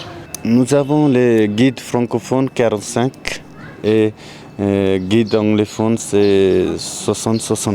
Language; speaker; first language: French; non-native, learner; Nepali